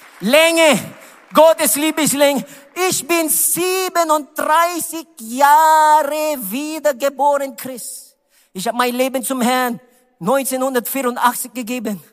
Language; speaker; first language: German; non-native, learner; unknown